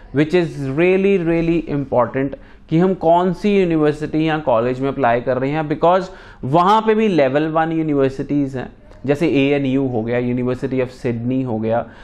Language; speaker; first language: Hindi; non-native, local second language; Punjabi